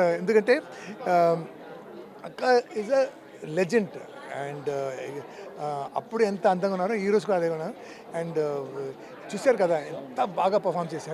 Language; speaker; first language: Telugu; non-native, fluent; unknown